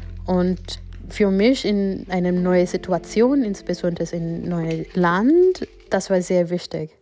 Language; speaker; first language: German; non-native, learner; Gujarati